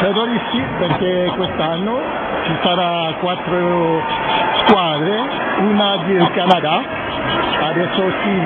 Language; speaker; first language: Italian; non-native, fluent; French